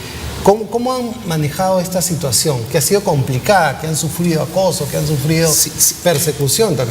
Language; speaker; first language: Spanish; native; Spanish